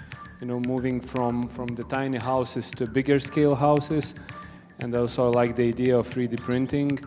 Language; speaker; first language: English; non-native, fluent; Lithuanian